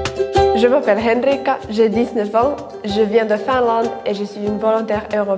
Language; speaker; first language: French; non-native, fluent; Finnish